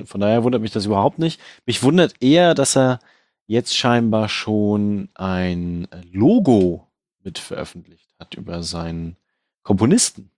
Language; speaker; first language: German; native; German